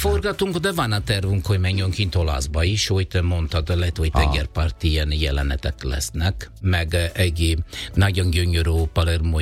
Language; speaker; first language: Hungarian; non-native, learner; Italian